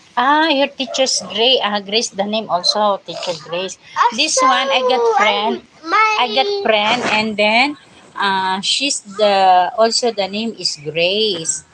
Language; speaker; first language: English; non-native, learner; Filipino